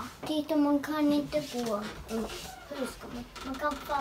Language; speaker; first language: Swedish; non-native, learner; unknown